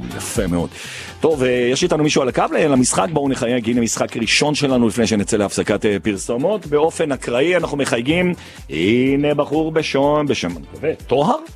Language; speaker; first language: Hebrew; native; Hebrew